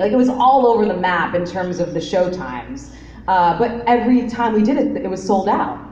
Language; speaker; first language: English; native; English